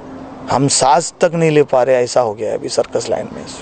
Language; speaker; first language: Hindi; native; Hindi